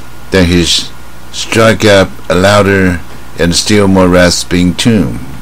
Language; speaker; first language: English; non-native, fluent; Chinese